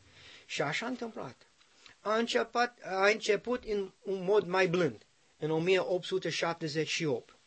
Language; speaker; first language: Romanian; non-native, learner; English